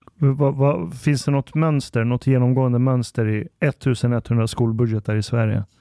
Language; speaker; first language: Swedish; early bilingual, other home language; Persian